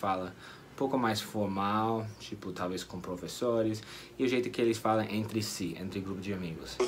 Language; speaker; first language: Portuguese; non-native, fluent; English